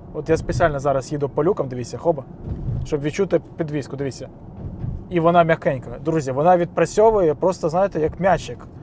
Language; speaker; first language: Ukrainian; non-native, local second language; Russian